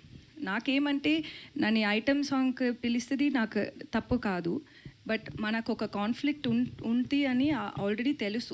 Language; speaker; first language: Telugu; non-native, learner; Tamil